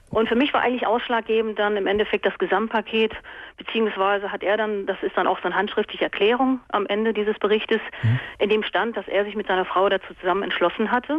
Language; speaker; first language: German; native; German